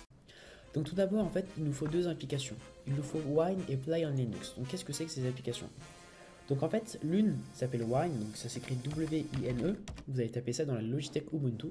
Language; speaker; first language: French; native; French